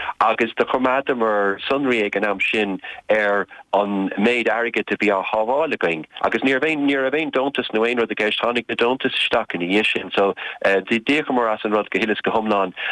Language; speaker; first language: Irish; native; Irish